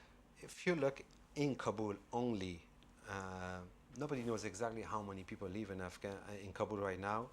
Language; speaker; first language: English; non-native, fluent; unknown